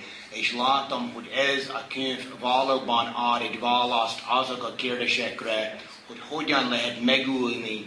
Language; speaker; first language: Hungarian; non-native, fluent; English